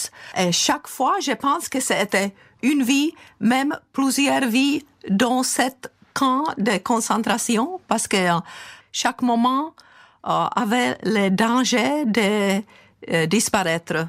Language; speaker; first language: French; non-native, fluent; Czech